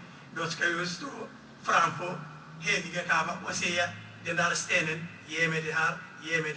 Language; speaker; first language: Swedish; non-native, fluent; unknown